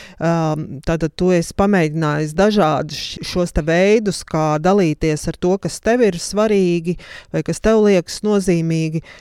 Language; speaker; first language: Latvian; native; Latvian